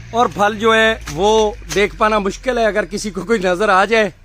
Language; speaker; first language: Urdu; non-native, local second language; Punjabi